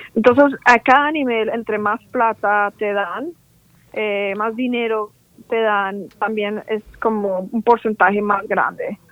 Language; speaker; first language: Spanish; native; Spanish